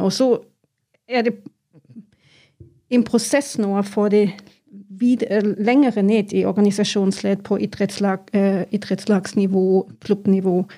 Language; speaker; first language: Norwegian; non-native, fluent; German